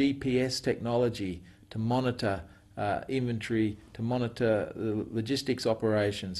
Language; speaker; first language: English; native; English